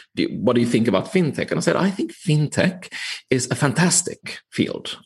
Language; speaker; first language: English; non-native, fluent; Finnish